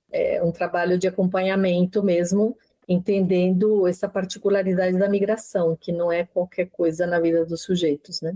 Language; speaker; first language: Portuguese; non-native, fluent; Spanish